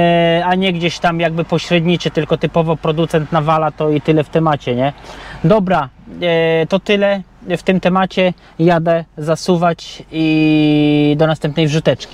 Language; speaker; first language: Polish; native; Polish